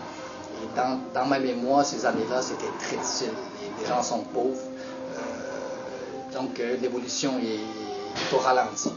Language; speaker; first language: French; early bilingual, other home language; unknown